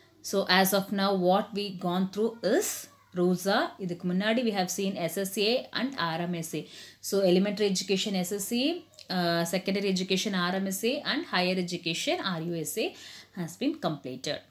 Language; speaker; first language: English; non-native, local second language; Tamil